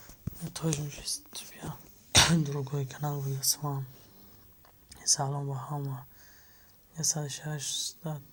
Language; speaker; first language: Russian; non-native, learner; Tajik